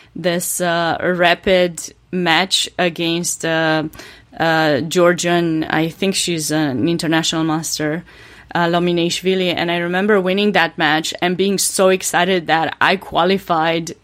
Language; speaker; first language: English; non-native, fluent; Romanian